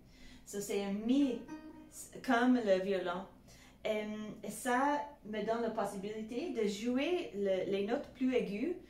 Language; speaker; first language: French; non-native, fluent; English